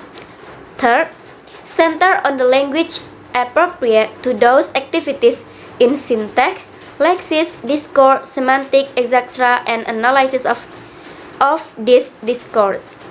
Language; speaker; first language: English; non-native, learner; Indonesian